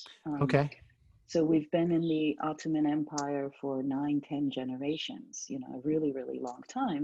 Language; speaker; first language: English; non-native, fluent; Turkish